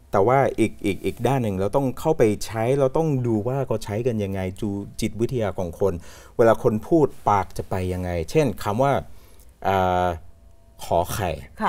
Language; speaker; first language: Thai; non-native, fluent; English